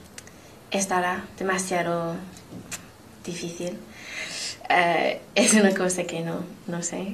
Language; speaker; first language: Spanish; non-native, learner; English